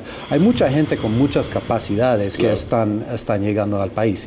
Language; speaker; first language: Spanish; non-native, fluent; English